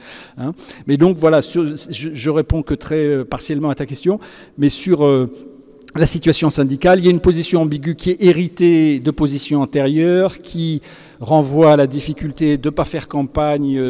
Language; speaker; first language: French; native; French